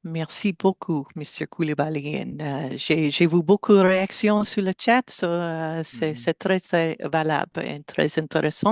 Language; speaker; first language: French; non-native, learner; English